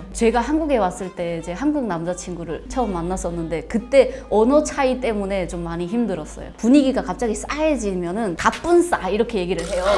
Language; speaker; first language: Korean; native; Korean